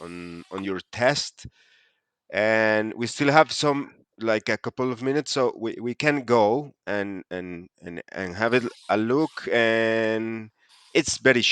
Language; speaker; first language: English; non-native, fluent; Spanish